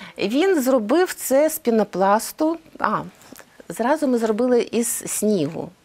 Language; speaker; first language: Ukrainian; non-native, local second language; Russian